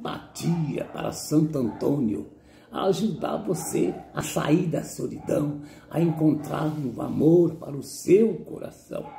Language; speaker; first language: Portuguese; native; Portuguese